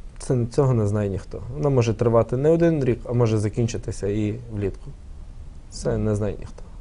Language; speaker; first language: Ukrainian; native; Ukrainian